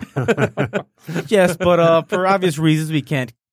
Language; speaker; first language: English; non-native, fluent; Spanish